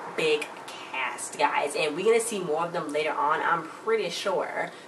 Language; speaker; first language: English; native; English